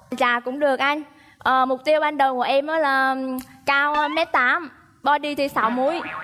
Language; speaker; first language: Vietnamese; native; Vietnamese